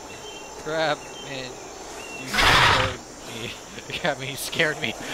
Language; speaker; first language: English; native; English